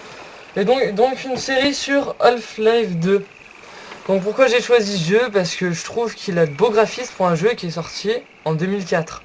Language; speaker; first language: French; native; French